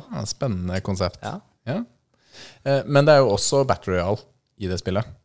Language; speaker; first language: Norwegian; native; Norwegian